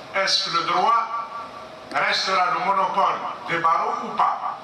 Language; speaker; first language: French; non-native, local second language; Arabic